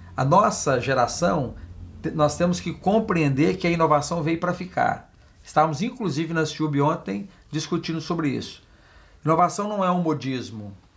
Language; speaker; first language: Portuguese; native; Portuguese